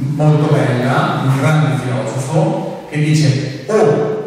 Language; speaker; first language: Italian; non-native, local second language; Venetian